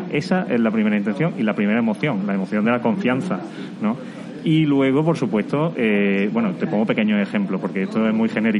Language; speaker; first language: Spanish; native; Spanish